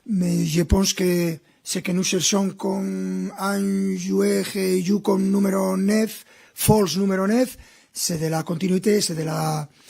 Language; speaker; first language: French; non-native, fluent; Spanish